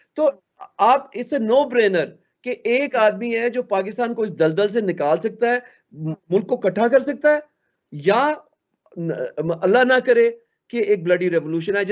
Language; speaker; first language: Urdu; native; Urdu